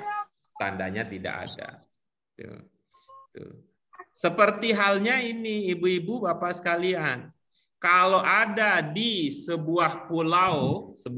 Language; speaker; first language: Indonesian; native; Indonesian